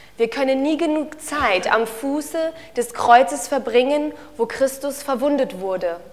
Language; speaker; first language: German; native; German